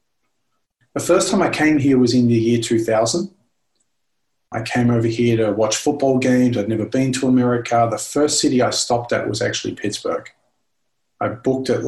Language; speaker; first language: English; native; English